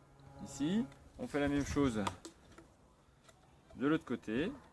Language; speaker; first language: French; native; French